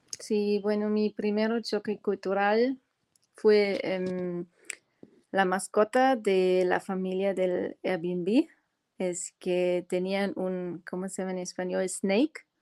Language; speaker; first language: Spanish; non-native, fluent; German